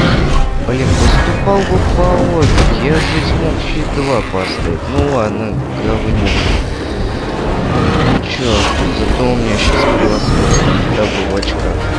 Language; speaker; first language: Russian; native; Russian